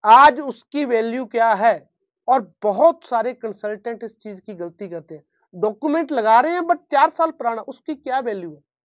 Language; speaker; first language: Hindi; non-native, local second language; Punjabi